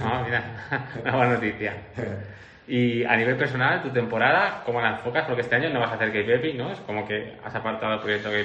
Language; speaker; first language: Spanish; native; Spanish